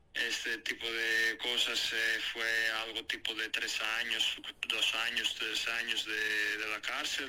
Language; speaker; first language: Spanish; non-native, fluent; Greek